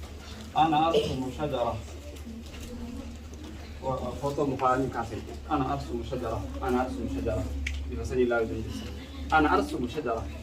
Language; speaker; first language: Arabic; non-native, fluent; Oromo